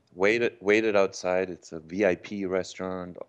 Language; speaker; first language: English; non-native, fluent; German